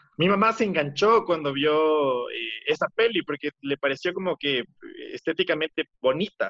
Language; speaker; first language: Spanish; native; Spanish